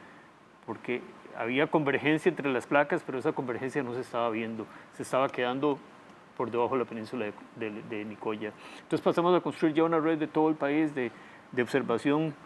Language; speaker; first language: Spanish; native; Spanish